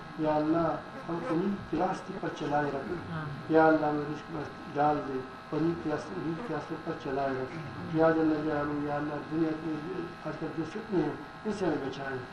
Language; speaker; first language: Urdu; non-native, local second language; Pashto